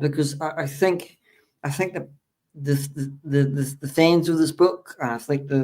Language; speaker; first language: English; native; English